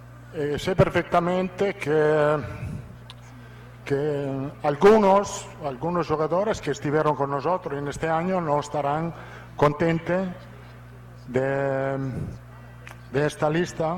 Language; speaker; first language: Portuguese; non-native, learner; Italian